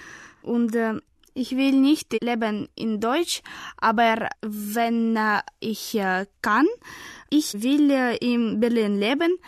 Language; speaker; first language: German; non-native, learner; Russian